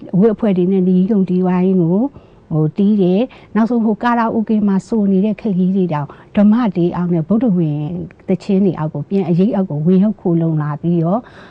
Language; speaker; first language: Burmese; native; Burmese